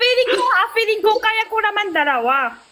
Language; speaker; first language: Filipino; non-native, learner; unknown